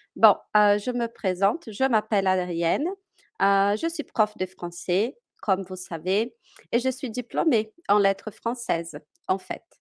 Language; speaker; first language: French; non-native, fluent; Portuguese